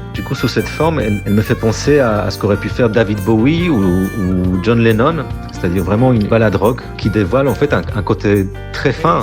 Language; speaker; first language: French; non-native, fluent; Polish